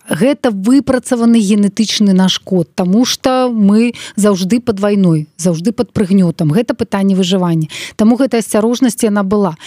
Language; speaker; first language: Belarusian; non-native, local second language; Russian